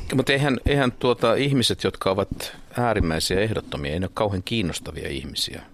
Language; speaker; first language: Finnish; native; Finnish